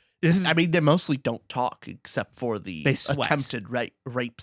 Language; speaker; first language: English; native; English